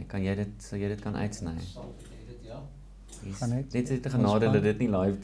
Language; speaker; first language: Afrikaans; native; Afrikaans